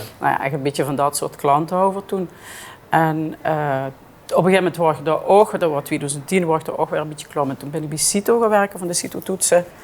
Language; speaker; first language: Dutch; native; Dutch